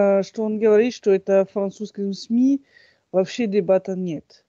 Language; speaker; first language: Russian; non-native, fluent; French